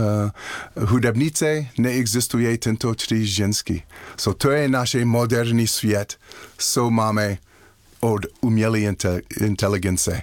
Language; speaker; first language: Czech; non-native, learner; English